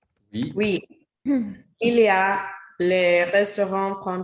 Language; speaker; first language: French; non-native, learner; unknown